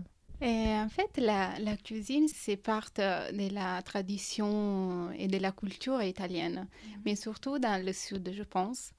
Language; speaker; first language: French; non-native, fluent; Italian